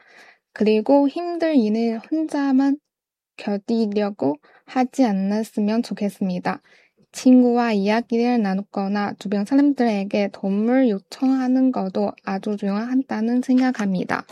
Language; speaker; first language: Korean; non-native, learner; Chinese